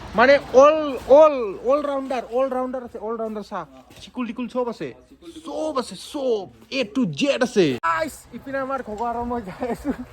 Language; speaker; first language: Assamese; non-native, local second language; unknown